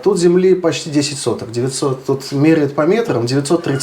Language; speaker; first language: Russian; native; Russian